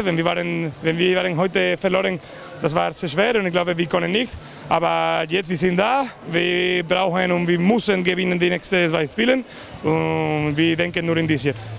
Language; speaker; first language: German; non-native, learner; Spanish